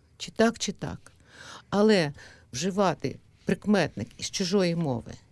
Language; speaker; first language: Ukrainian; native; Ukrainian